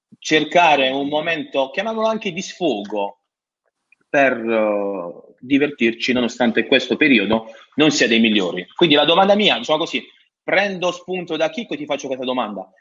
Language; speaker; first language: Italian; native; Italian